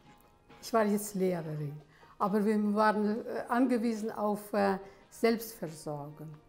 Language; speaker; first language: German; early bilingual, heritage; German